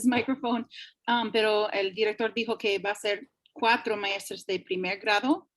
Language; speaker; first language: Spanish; early bilingual, heritage; English